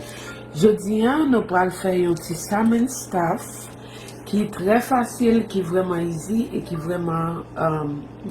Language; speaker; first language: French; non-native, local second language; Haitian Creole